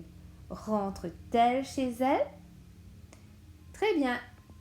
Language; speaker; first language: French; non-native, local second language; Morisyen